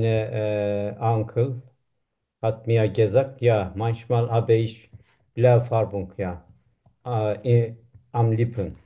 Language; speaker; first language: German; non-native, learner; Turkish